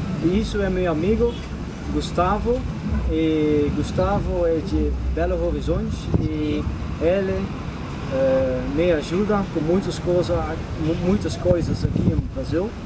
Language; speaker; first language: Portuguese; non-native, learner; Dutch